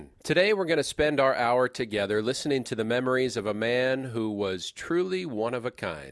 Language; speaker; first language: English; native; English